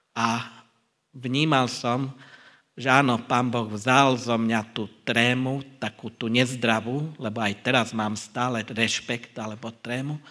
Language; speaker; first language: Slovak; non-native, local second language; Hungarian